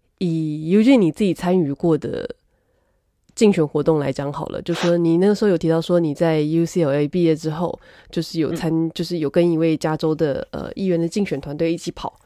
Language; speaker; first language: Chinese; native; Chinese